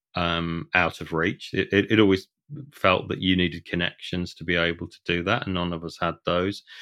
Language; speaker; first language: English; native; English